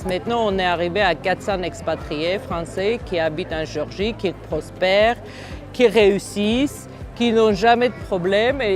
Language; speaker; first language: French; non-native, fluent; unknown